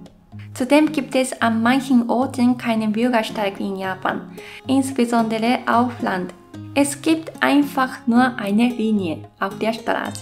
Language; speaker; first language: German; non-native, fluent; Japanese